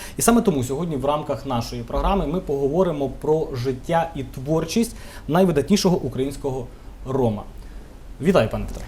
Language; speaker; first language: Ukrainian; native; Ukrainian